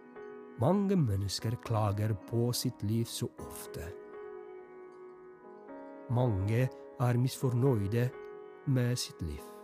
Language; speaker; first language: Norwegian; non-native, fluent; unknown